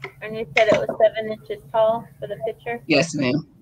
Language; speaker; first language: English; native; English